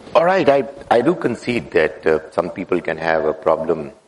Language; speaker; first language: English; non-native, local second language; Urdu